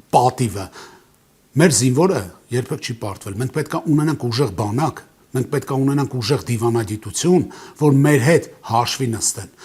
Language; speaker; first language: Armenian; native; Armenian